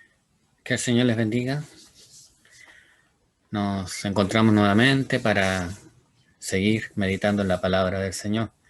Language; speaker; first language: Spanish; native; Spanish